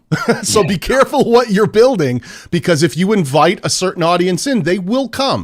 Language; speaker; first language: English; native; English